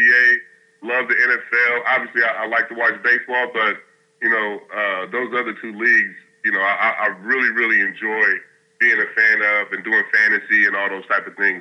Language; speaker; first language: English; native; English